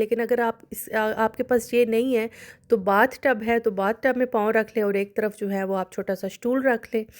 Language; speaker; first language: Urdu; non-native, local second language; Punjabi